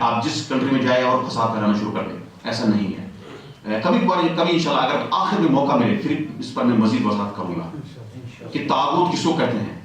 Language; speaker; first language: Urdu; non-native, local second language; Kashmiri